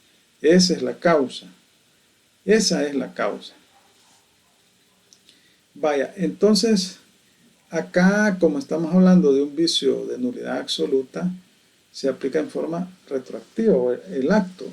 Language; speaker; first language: Spanish; native; Spanish